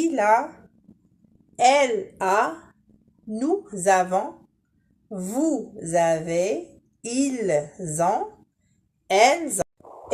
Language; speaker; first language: French; non-native, local second language; Arabic